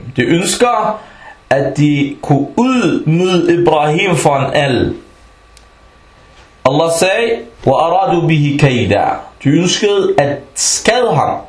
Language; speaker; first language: Danish; early bilingual, other home language; Arabic